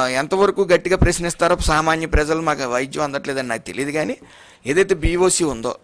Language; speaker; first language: Telugu; native; Telugu